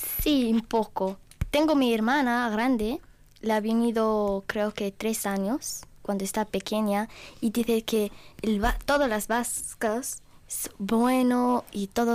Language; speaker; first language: Spanish; non-native, learner; Ukrainian